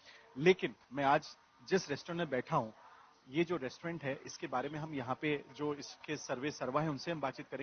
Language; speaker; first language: Hindi; native; Hindi